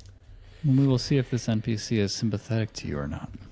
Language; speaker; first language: English; native; English